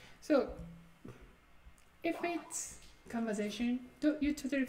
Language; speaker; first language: English; non-native, fluent; Japanese